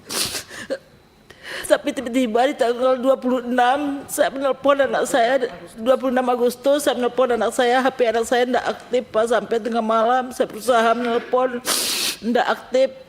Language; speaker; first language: Indonesian; non-native, local second language; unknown